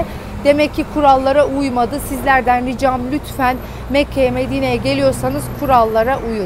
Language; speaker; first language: Turkish; native; Turkish